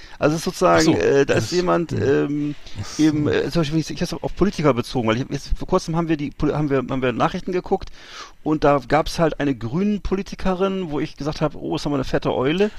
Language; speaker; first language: German; native; German